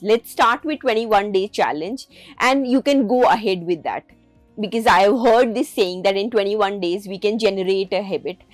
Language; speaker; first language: English; non-native, local second language; Hindi